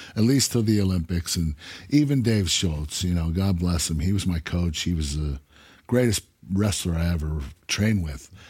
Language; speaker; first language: English; native; English